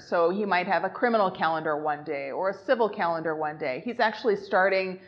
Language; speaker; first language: English; native; English